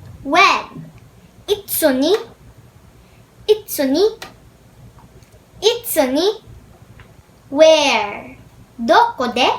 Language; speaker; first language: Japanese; non-native, learner; Filipino